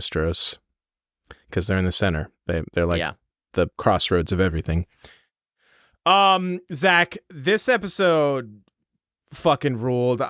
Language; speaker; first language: English; native; English